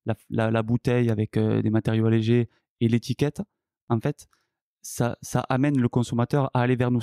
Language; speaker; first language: French; native; French